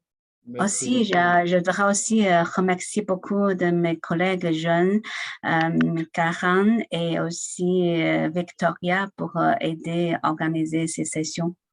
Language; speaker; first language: French; non-native, learner; Chinese